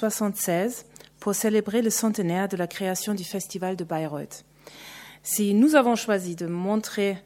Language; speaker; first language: French; native; French